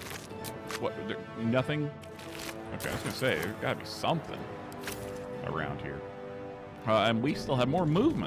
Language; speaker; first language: English; native; English